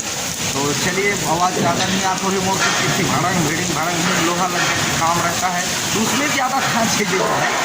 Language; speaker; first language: Hindi; non-native, local second language; Chhattisgarhi